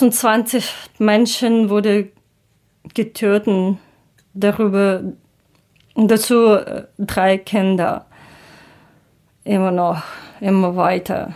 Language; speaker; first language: German; non-native, learner; Ukrainian